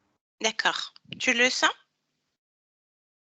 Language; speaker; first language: French; native; French